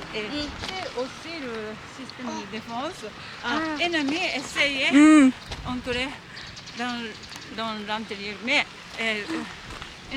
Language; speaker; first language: French; non-native, learner; Japanese